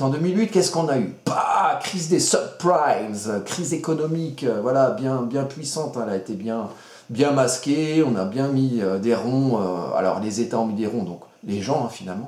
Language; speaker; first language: French; native; French